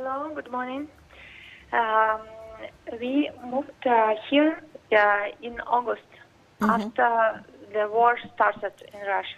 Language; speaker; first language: English; non-native, learner; Russian